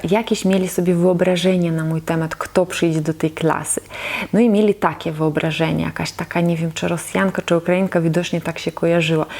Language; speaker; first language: Polish; non-native, fluent; Russian